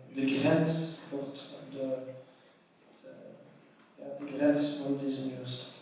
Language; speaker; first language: Dutch; non-native, local second language; French